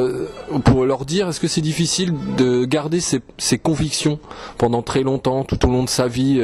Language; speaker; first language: French; native; French